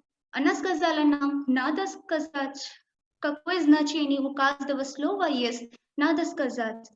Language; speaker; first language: Russian; non-native, learner; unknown